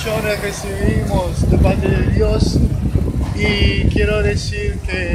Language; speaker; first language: Spanish; non-native, fluent; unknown